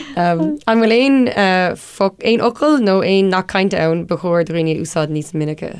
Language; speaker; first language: Irish; non-native, local second language; English